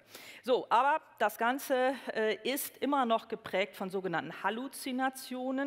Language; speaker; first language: German; native; German